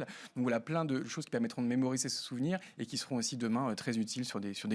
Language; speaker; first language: French; native; French